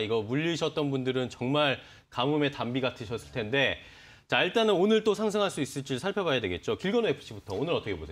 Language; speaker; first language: Korean; native; Korean